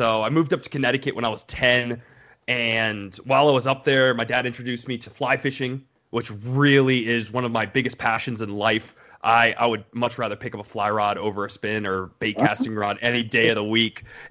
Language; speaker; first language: English; native; English